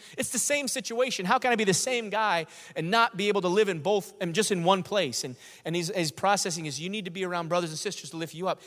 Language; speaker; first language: English; native; English